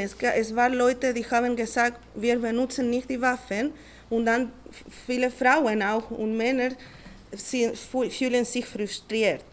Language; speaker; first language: German; non-native, learner; Spanish